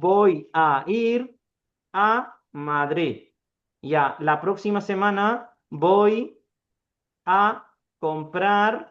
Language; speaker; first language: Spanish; non-native, fluent; Urdu